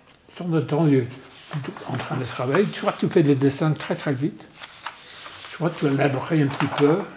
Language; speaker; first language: French; non-native, fluent; English